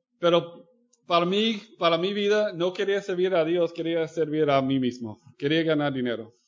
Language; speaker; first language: Spanish; non-native, fluent; English